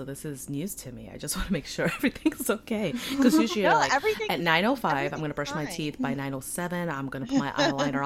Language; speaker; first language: English; early bilingual, other home language; Polish